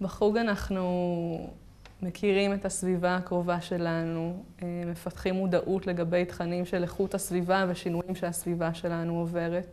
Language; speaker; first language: Hebrew; native; Hebrew